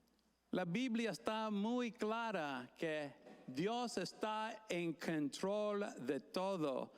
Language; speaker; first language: Spanish; non-native, fluent; English